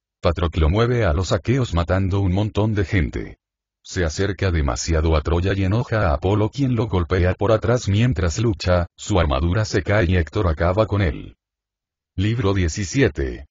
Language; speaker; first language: Spanish; native; Spanish